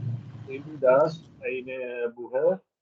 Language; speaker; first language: German; non-native, learner; Indonesian